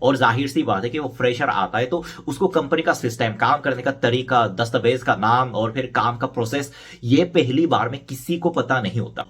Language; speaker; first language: Hindi; non-native, fluent; Korean